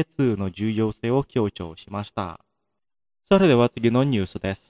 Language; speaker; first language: Japanese; non-native, fluent; Indonesian